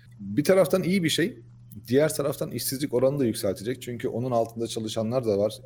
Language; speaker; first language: Turkish; early bilingual, heritage; Turkish